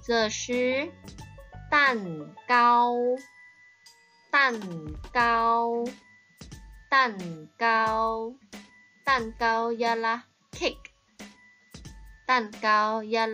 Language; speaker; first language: Chinese; native; Chinese